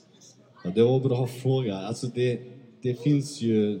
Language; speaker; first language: Swedish; early bilingual, other home language; Turkish